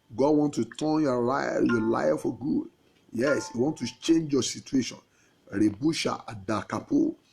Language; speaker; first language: English; non-native, local second language; Yoruba